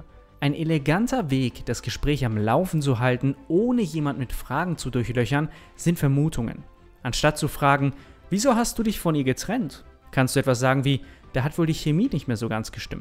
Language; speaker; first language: German; native; German